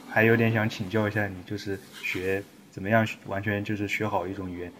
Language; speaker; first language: Chinese; native; Chinese